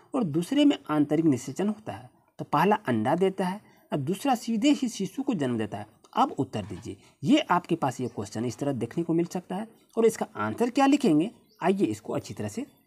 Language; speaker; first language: Hindi; native; Hindi